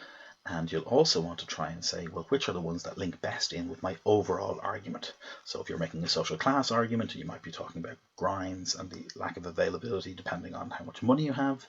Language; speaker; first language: English; native; English